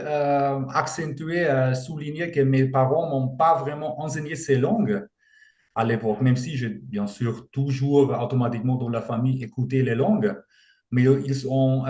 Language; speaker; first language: French; non-native, fluent; German